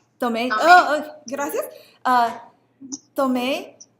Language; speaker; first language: Spanish; non-native, learner; English